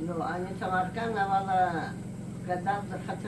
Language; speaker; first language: Hebrew; non-native, learner; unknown